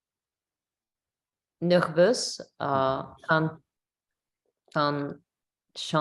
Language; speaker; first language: French; non-native, learner; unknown